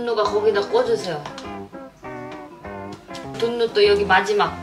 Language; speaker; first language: Korean; native; Korean